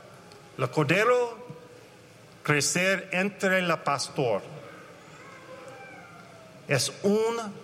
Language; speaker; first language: Spanish; non-native, learner; English